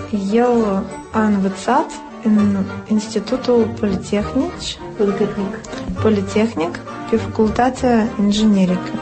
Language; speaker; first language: Romanian; non-native, local second language; Russian